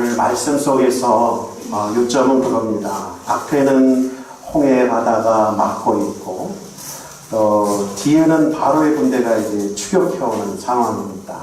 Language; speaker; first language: Korean; native; Korean